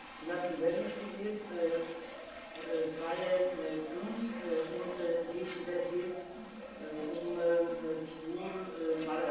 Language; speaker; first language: German; non-native, learner; Czech